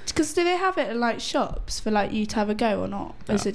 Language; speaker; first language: English; native; English